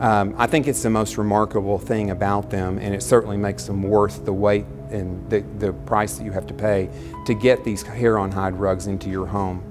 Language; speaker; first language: English; native; English